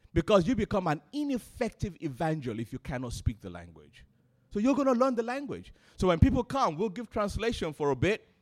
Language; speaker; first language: English; non-native, local second language; Yoruba